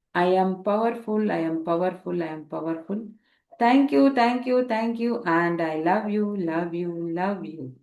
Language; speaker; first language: English; non-native, local second language; Kannada